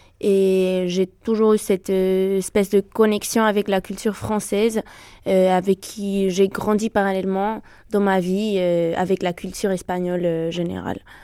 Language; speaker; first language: French; non-native, fluent; Spanish